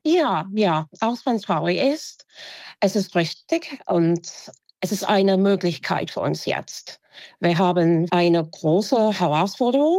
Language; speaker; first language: German; non-native, fluent; English